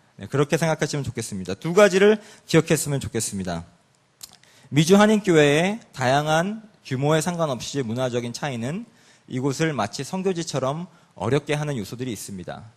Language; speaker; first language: Korean; early bilingual, other home language; English